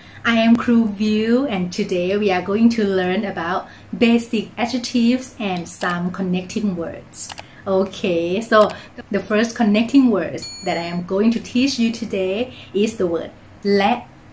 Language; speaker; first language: English; non-native, fluent; Thai